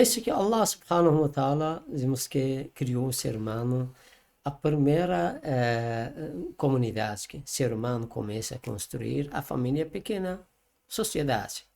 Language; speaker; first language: Portuguese; non-native, learner; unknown